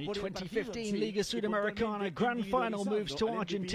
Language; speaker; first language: English; native; English